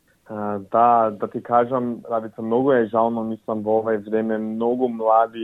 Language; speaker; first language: Macedonian; early bilingual, heritage; English